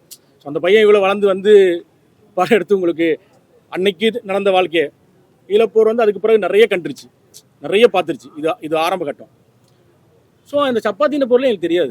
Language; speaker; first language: Tamil; native; Tamil